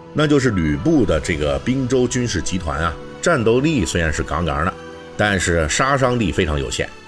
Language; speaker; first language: Chinese; native; Chinese